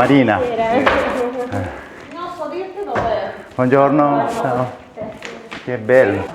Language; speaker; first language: Italian; non-native, learner; Korean